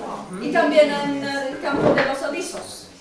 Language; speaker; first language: Spanish; non-native, learner; English